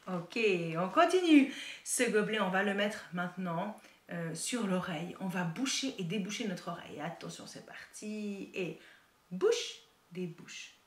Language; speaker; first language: French; native; French